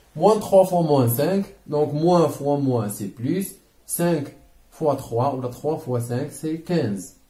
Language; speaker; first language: French; non-native, local second language; Arabic